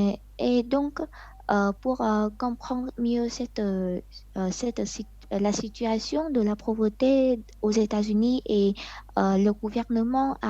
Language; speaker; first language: French; non-native, learner; Vietnamese